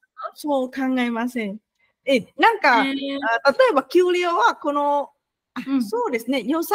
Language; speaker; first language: Japanese; non-native, fluent; Vietnamese